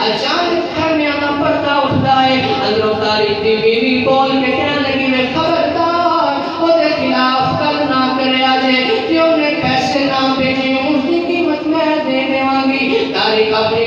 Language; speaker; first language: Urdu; non-native, local second language; Punjabi